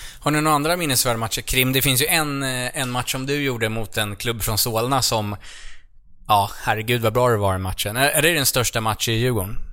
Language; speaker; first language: Swedish; native; Swedish